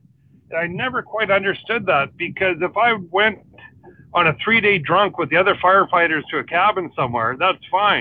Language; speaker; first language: English; native; English